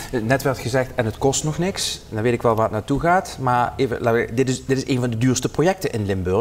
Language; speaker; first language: Dutch; native; Dutch